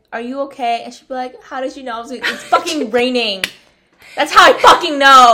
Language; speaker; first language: English; early bilingual, other home language; Vietnamese